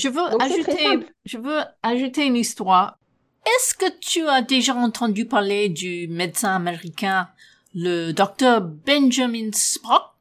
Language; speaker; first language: French; non-native, fluent; English